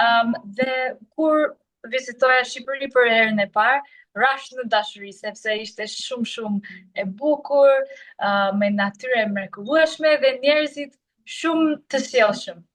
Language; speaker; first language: Albanian; non-native, learner; English